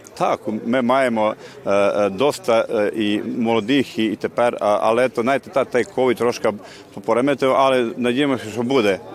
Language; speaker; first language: Ukrainian; early bilingual, heritage; Ukrainian